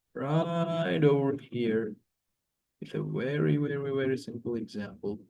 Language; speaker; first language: English; non-native, fluent; Turkish